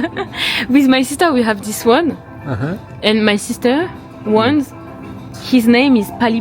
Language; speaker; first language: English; non-native, learner; French